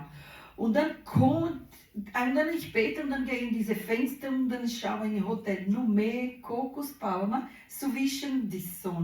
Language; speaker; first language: German; non-native, learner; Portuguese